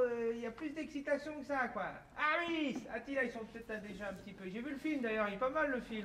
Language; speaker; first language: French; native; French